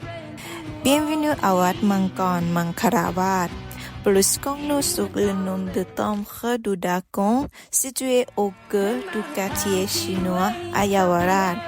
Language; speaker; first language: French; non-native, learner; Thai